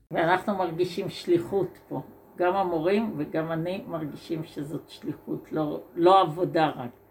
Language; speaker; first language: Hebrew; native; Hebrew